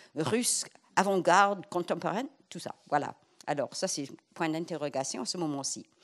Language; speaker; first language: French; non-native, fluent; English